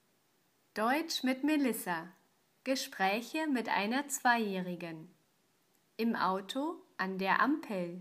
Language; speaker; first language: German; native; German